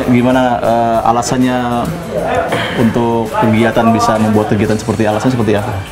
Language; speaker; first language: Indonesian; native; Indonesian